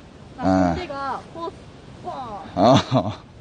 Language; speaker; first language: Korean; non-native, learner; Japanese